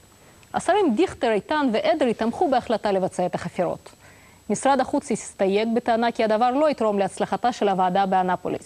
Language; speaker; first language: Hebrew; non-native, local second language; Russian